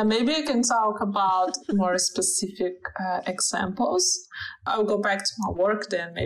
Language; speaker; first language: English; non-native, fluent; Portuguese